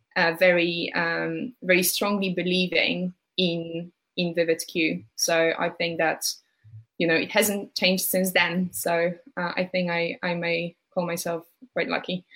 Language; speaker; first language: English; non-native, fluent; Polish